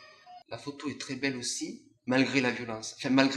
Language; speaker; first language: French; native; French